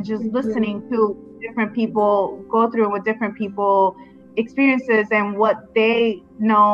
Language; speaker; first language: English; native; English